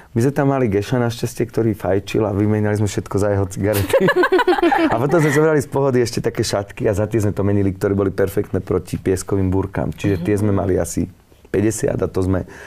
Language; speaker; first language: Slovak; native; Slovak